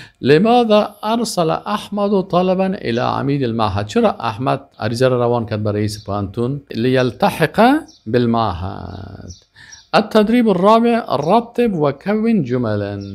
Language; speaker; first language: Arabic; non-native, fluent; Persian